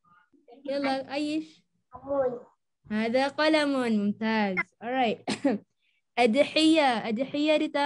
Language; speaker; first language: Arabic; non-native, fluent; Malay